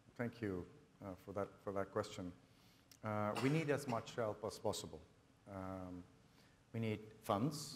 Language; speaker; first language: English; non-native, fluent; Spanish